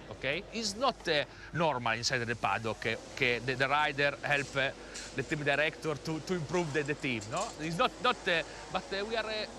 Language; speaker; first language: English; non-native, learner; Italian